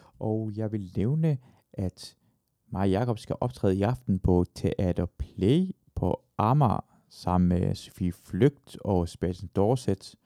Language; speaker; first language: Danish; early bilingual, other home language; Persian